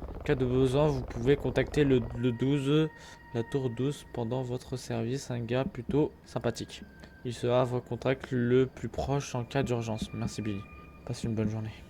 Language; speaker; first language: French; native; French